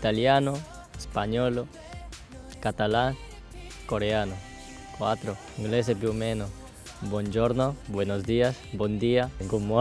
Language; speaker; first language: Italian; non-native, learner; Korean